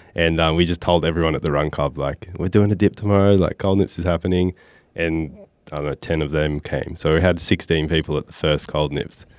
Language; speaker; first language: English; native; English